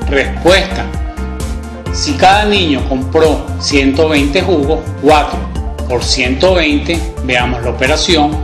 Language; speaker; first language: Spanish; native; Spanish